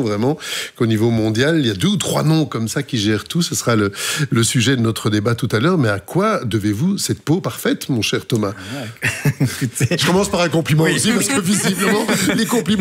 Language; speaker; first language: French; native; French